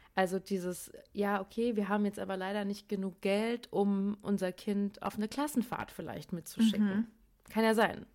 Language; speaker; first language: German; native; German